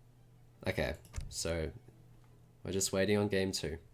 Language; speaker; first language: English; native; English